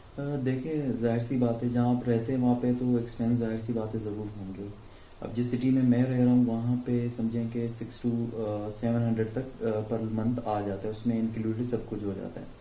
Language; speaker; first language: Urdu; non-native, local second language; Sindhi